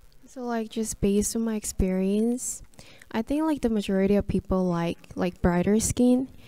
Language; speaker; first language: English; non-native, fluent; Korean